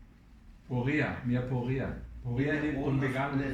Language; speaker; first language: Greek; early bilingual, heritage; Greek